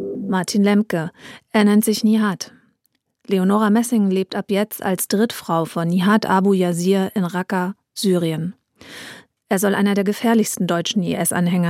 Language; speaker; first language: German; native; German